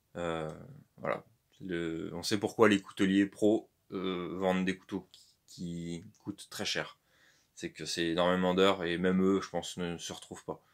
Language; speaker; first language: French; native; French